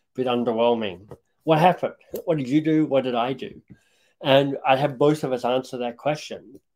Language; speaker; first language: English; native; English